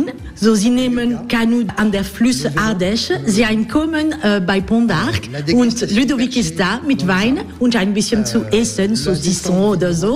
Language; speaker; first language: German; non-native, learner; French